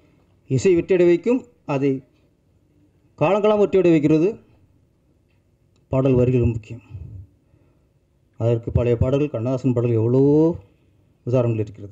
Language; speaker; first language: Tamil; native; Tamil